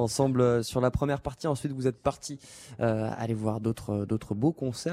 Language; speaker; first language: French; native; French